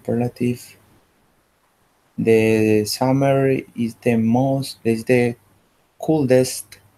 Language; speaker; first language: English; non-native, learner; Spanish